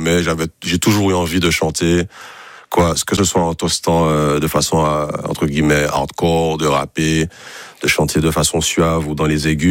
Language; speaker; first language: French; native; French